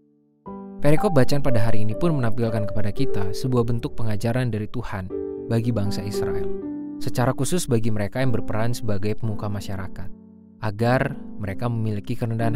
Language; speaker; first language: Indonesian; native; Indonesian